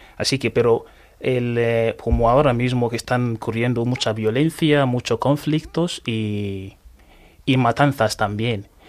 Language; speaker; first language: Spanish; non-native, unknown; Igbo